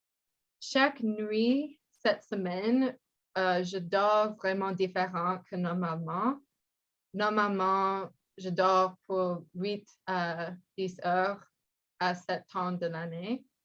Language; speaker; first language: French; non-native, learner; English